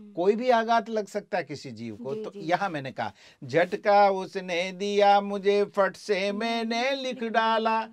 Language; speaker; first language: Hindi; native; Hindi